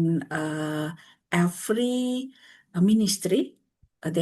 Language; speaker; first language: English; non-native, learner; Indonesian